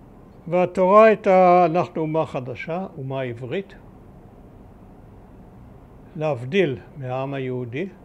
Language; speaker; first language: Hebrew; early bilingual, other home language; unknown